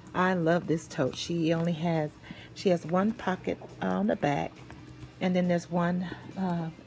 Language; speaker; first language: English; native; English